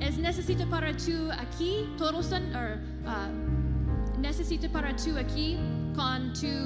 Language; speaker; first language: Spanish; non-native, learner; English